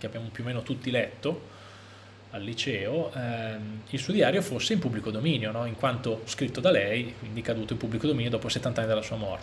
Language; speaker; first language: Italian; native; Italian